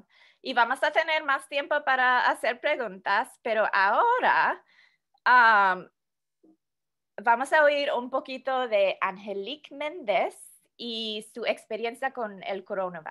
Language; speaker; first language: Spanish; non-native, fluent; English